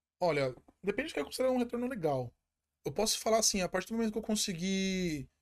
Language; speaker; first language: Portuguese; native; Portuguese